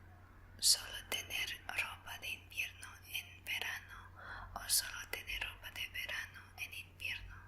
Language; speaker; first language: Spanish; non-native, fluent; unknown